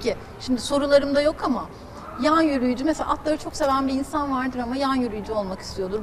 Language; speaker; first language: Turkish; native; Turkish